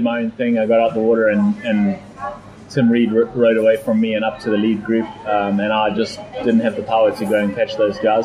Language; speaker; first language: English; native; English